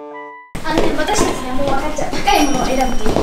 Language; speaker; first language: Japanese; native; Japanese